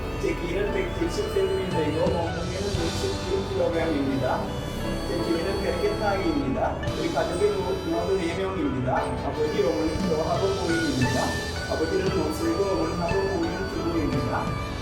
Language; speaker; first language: Korean; non-native, learner; Sinhala